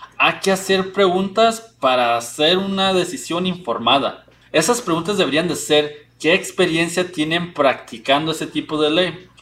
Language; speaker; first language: Spanish; early bilingual, heritage; Spanish